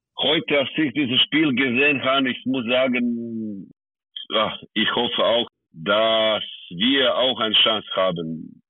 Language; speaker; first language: German; non-native, fluent; Serbian